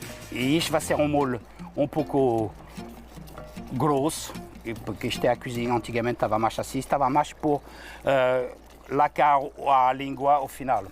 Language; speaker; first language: Portuguese; non-native, learner; French